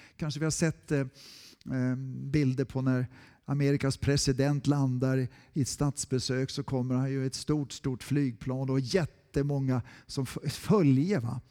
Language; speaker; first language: Swedish; native; Swedish